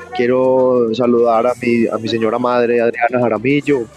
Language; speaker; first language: Spanish; native; Spanish